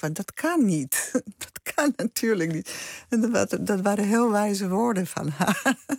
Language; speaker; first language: Dutch; non-native, fluent; Polish